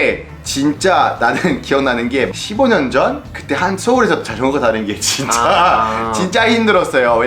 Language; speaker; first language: Korean; non-native, fluent; French